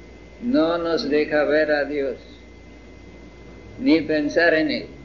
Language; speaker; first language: Spanish; non-native, fluent; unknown